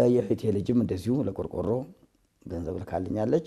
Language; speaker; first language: Amharic; native; Amharic